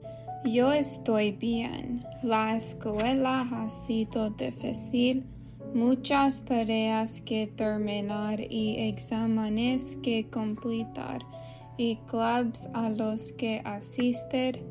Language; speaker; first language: Spanish; non-native, learner; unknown